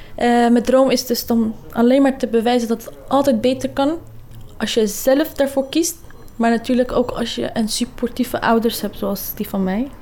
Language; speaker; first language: Dutch; early bilingual, other home language; Kurdish